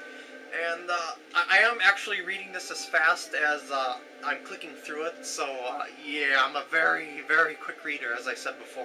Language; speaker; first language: English; native; English